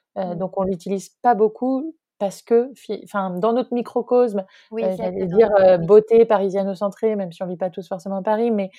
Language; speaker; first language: French; native; French